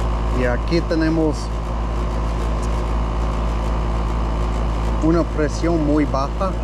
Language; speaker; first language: Spanish; non-native, fluent; English